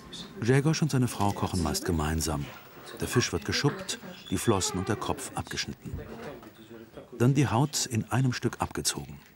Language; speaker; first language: German; native; German